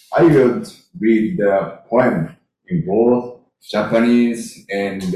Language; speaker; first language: English; non-native, learner; Japanese